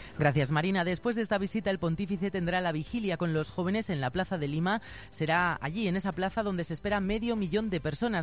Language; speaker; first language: Spanish; native; Spanish